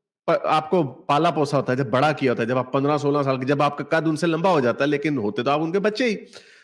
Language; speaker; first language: Hindi; native; Hindi